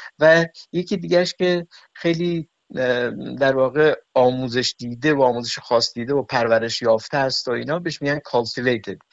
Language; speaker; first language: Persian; native; Persian